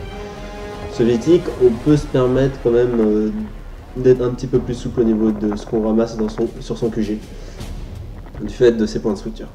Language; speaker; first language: French; native; French